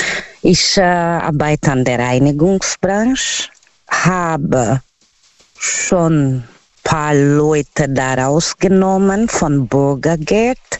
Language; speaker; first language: German; non-native, learner; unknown